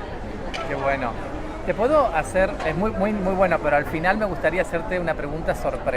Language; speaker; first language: Spanish; native; Spanish